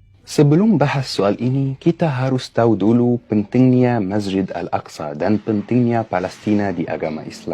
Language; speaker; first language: Indonesian; non-native, fluent; Arabic